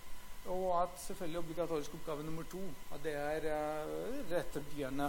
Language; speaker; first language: Norwegian; non-native, fluent; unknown